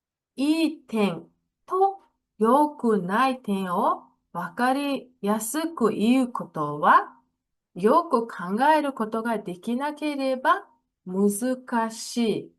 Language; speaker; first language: Japanese; non-native, fluent; Mongolian